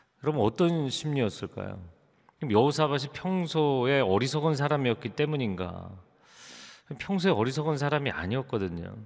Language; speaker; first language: Korean; native; Korean